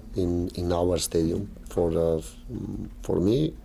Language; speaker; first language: English; non-native, learner; Italian